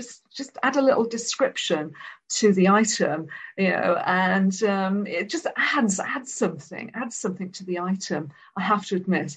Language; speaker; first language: English; native; English